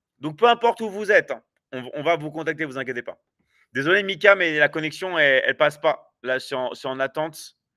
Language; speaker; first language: French; native; French